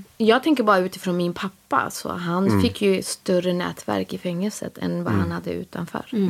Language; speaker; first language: Swedish; native; Swedish